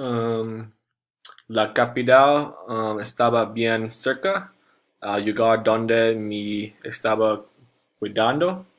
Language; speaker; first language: Spanish; non-native, learner; English